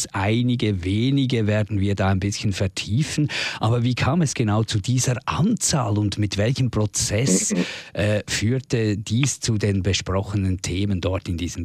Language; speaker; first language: German; native; German